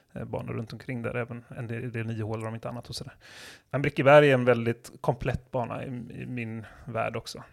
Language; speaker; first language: Swedish; native; Swedish